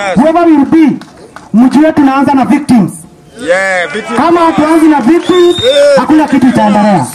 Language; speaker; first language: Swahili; non-native, local second language; Kikuyu